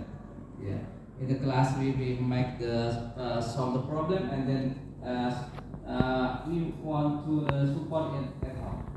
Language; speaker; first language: English; non-native, learner; Indonesian